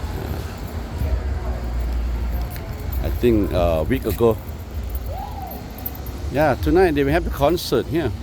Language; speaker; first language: English; non-native, learner; Lao